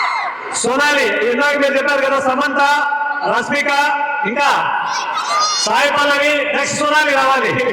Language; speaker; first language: Telugu; native; Telugu